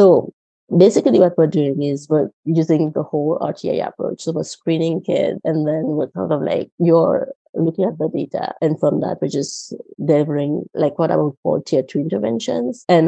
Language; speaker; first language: English; non-native, fluent; Morisyen